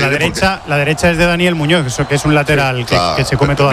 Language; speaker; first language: Spanish; native; Spanish